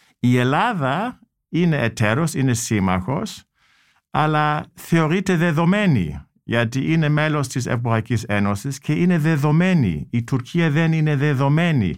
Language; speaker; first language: Greek; non-native, fluent; German